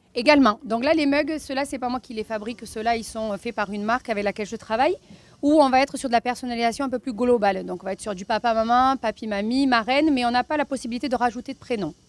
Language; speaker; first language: French; native; French